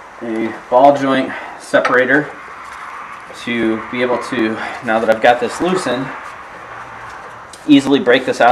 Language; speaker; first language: English; native; English